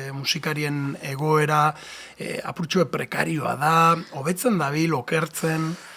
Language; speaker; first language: Basque; native; Basque